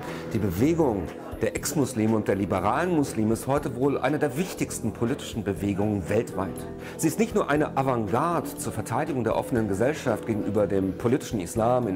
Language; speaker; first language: German; native; German